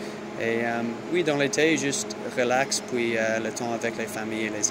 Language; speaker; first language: French; non-native, learner; English